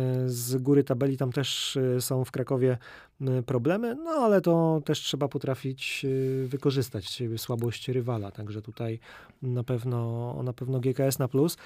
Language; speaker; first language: Polish; native; Polish